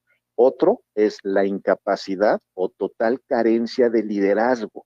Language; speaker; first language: Spanish; native; Spanish